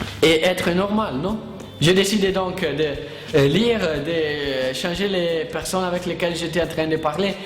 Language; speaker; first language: French; non-native, learner; Italian